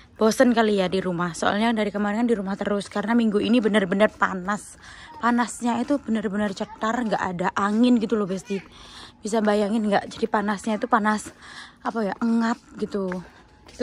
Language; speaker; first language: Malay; non-native, local second language; Javanese